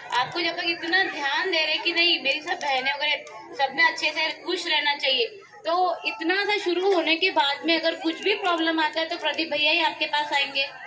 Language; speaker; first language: Hindi; non-native, local second language; Marathi